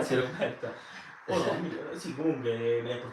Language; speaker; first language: Italian; native; Italian